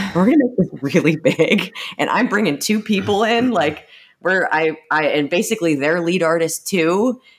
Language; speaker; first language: English; native; English